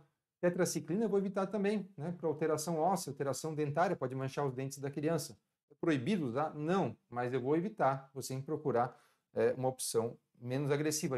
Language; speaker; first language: Portuguese; native; Portuguese